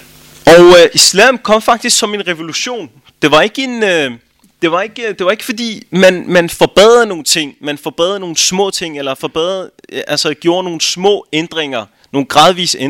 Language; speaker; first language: Danish; early bilingual, other home language; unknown